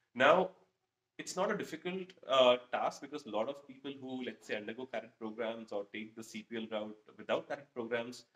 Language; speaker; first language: English; non-native, local second language; Hindi